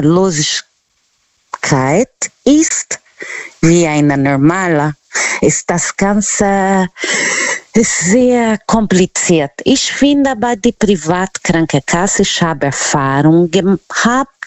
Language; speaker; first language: German; non-native, fluent; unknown